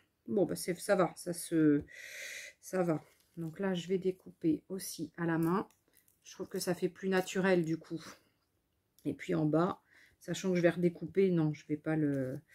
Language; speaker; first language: French; native; French